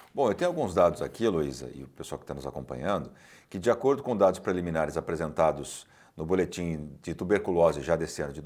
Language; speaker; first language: Portuguese; native; Portuguese